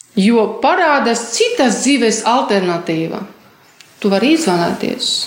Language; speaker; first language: Latvian; non-native, fluent; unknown